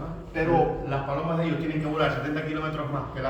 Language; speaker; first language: Spanish; native; Spanish